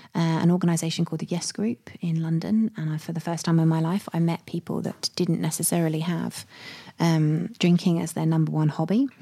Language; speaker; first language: English; native; English